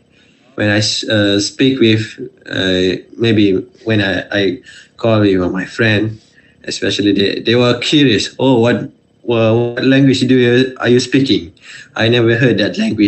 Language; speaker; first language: English; non-native, fluent; Malay